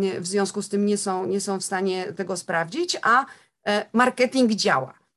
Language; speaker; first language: Polish; native; Polish